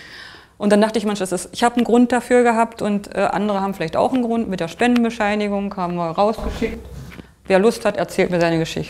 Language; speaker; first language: German; native; German